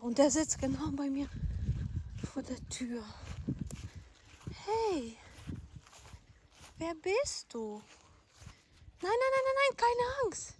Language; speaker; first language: German; non-native, fluent; Ukrainian